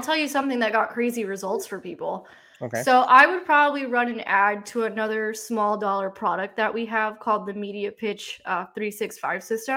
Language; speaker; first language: English; native; English